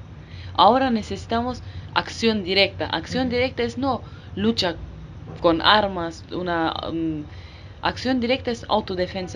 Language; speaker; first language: Spanish; non-native, learner; Kurdish